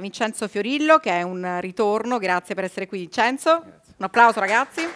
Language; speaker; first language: Italian; native; Italian